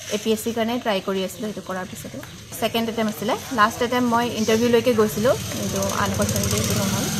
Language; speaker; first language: Assamese; native; Assamese